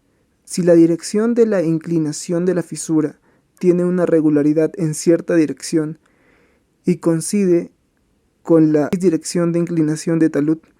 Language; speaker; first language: Spanish; native; Spanish